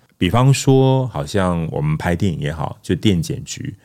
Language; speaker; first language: Chinese; non-native, local second language; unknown